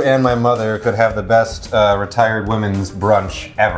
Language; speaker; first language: English; native; English